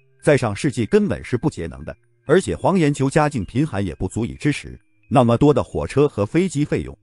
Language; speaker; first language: Chinese; native; Chinese